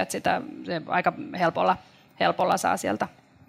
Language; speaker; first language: Finnish; native; Finnish